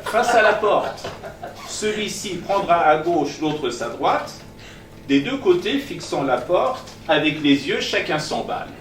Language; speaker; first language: French; non-native, fluent; Persian